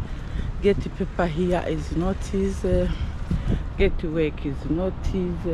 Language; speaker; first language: English; non-native, learner; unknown